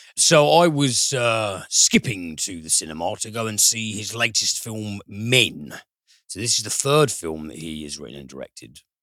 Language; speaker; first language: English; native; English